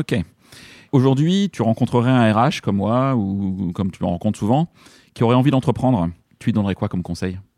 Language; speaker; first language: French; native; French